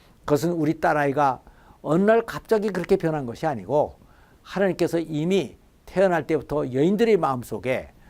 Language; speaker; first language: Korean; native; Korean